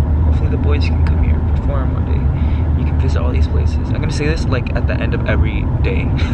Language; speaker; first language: English; early bilingual, other home language; Korean